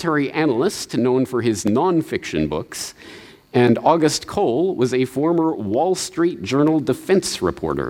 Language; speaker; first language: English; native; English